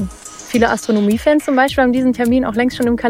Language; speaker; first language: German; native; German